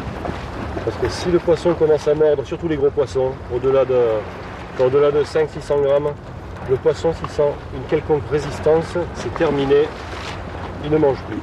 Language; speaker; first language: French; native; French